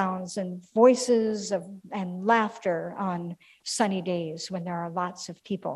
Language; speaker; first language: English; native; English